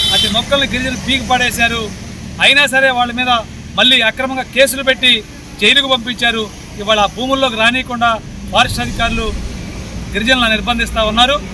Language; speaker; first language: Telugu; native; Telugu